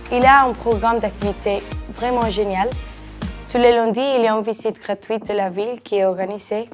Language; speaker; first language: French; non-native, fluent; Spanish